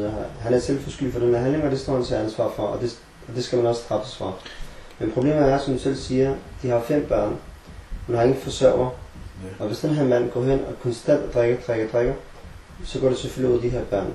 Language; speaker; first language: Danish; native; Danish